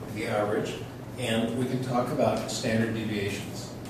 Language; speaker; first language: English; native; English